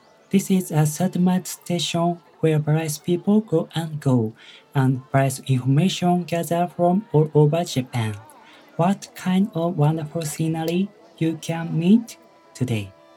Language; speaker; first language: English; non-native, learner; Japanese